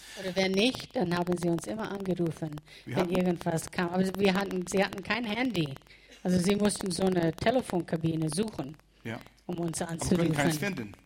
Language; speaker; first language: German; non-native, fluent; English